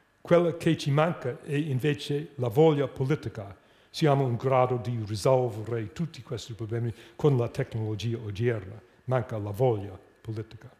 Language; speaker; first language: Italian; non-native, fluent; English